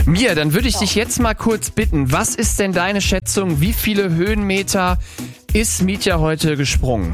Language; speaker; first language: German; native; German